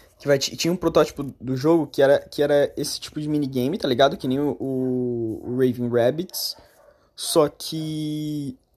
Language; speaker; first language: Portuguese; native; Portuguese